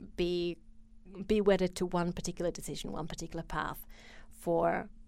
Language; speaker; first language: English; non-native, fluent; Finnish